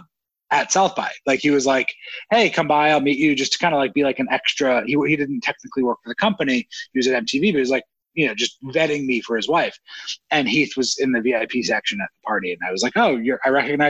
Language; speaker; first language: English; native; English